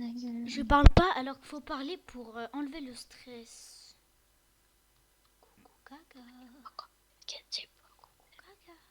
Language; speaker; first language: French; native; French